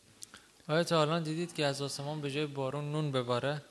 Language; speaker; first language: Swedish; non-native, learner; Persian